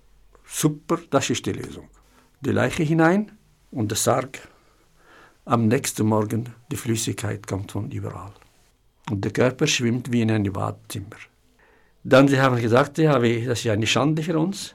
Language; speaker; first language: German; non-native, fluent; Arabic